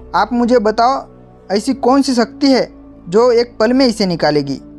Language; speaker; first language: Hindi; non-native, local second language; Marathi